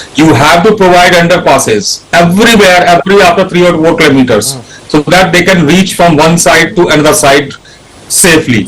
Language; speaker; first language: English; non-native, local second language; Hindi